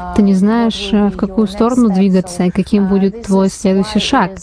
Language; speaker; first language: Russian; non-native, fluent; Hindi